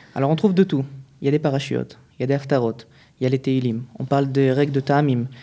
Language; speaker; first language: French; native; French